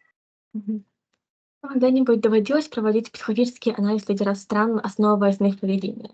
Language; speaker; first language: Russian; native; Russian